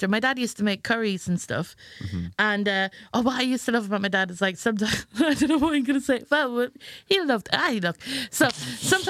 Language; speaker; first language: English; native; English